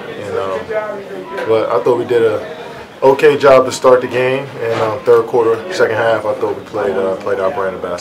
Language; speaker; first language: English; native; English